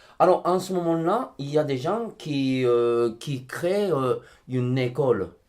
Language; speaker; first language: French; non-native, fluent; Japanese